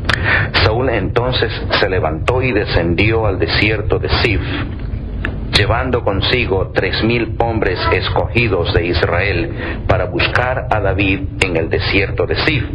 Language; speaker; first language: Spanish; native; Spanish